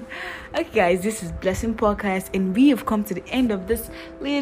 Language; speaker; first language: English; non-native, local second language; Yoruba